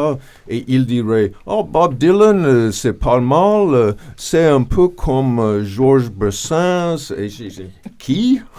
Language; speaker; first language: French; non-native, fluent; English